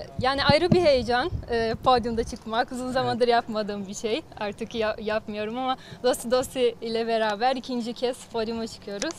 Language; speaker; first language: Turkish; non-native, fluent; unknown